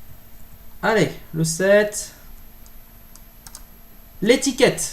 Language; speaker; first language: French; native; French